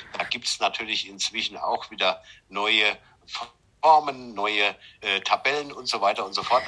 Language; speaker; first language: German; native; German